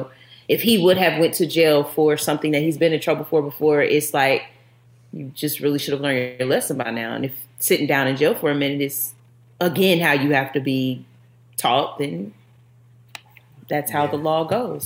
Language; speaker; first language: English; native; English